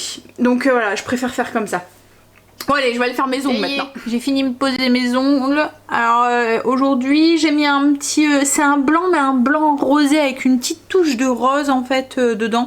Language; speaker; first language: French; native; French